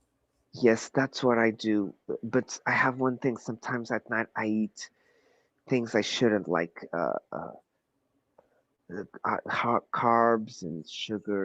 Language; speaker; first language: English; non-native, fluent; Portuguese